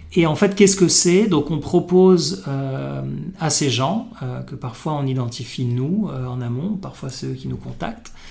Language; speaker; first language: French; non-native, local second language; Arabic